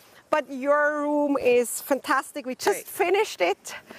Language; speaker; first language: English; non-native, fluent; German